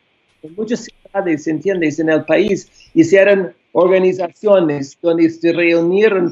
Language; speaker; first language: Spanish; non-native, fluent; English